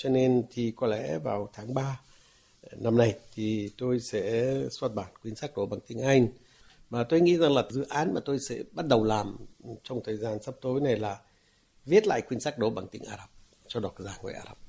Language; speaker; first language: Vietnamese; non-native, fluent; Arabic